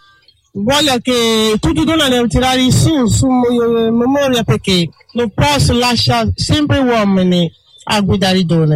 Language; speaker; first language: Italian; non-native, learner; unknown